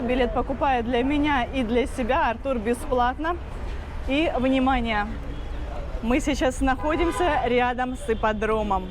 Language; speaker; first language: Russian; native; Russian